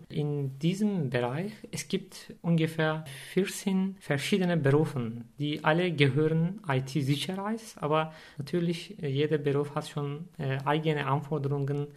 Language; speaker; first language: German; non-native, fluent; Turkish